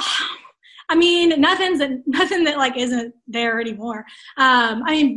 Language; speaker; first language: English; native; English